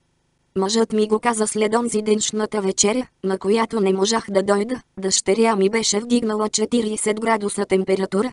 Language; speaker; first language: Bulgarian; native; Bulgarian